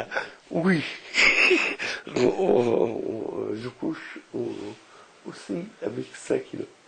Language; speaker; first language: French; non-native, local second language; Arabic